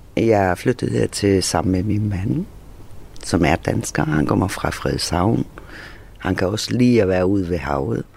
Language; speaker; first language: Danish; non-native, local second language; Faroese